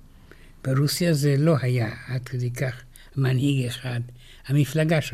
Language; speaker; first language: Hebrew; non-native, fluent; Romanian